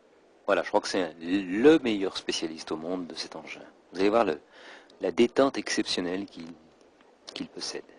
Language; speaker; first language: French; native; French